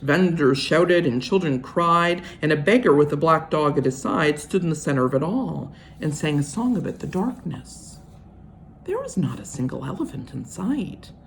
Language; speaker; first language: English; native; English